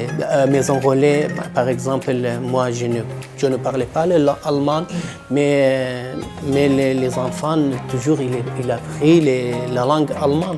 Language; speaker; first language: French; non-native, learner; Arabic